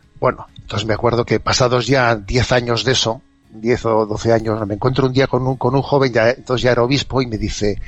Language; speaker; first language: Spanish; native; Spanish